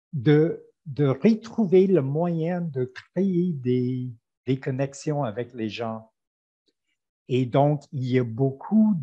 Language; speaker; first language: French; non-native, fluent; English